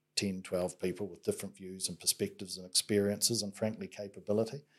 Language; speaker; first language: English; native; English